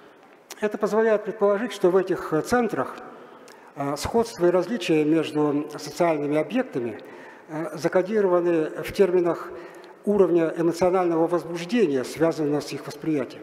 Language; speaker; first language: Russian; native; Russian